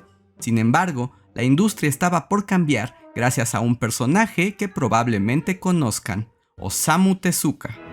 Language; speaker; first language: Spanish; native; Spanish